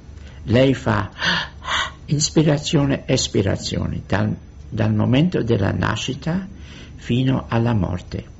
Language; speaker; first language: Italian; non-native, fluent; English